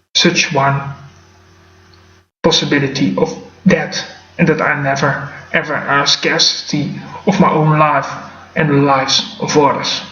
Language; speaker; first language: English; non-native, fluent; Dutch